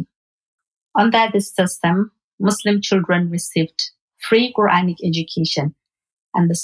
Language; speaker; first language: English; non-native, local second language; Hausa